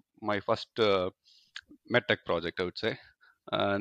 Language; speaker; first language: English; non-native, local second language; Tamil